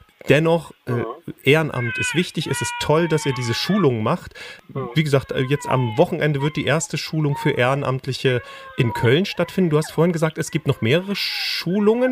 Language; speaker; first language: German; native; German